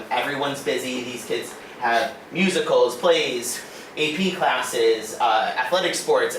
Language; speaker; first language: English; native; English